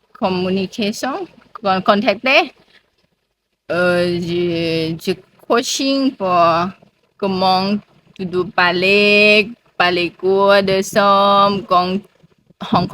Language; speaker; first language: French; non-native, learner; Thai